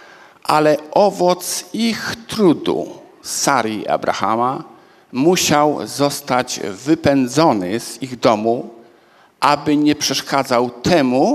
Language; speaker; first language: Polish; native; Polish